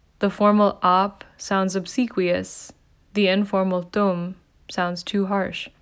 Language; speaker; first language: English; early bilingual, other home language; Hindi